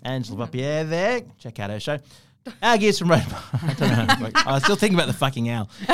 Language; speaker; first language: English; native; English